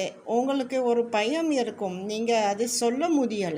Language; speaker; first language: Tamil; non-native, learner; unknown